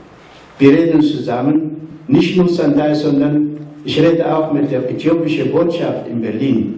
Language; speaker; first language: German; non-native, fluent; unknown